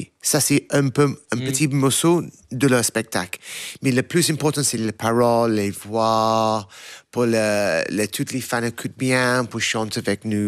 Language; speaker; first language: French; non-native, learner; English